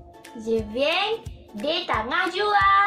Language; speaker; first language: French; non-native, learner; Indonesian